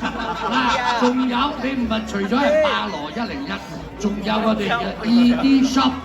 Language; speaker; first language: Chinese; native; Chinese